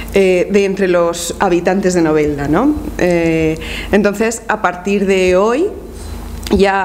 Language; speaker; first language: Spanish; native; Spanish